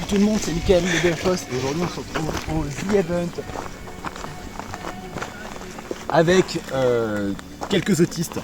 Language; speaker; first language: French; native; French